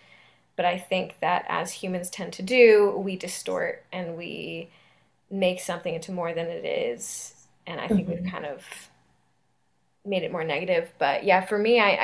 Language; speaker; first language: English; native; English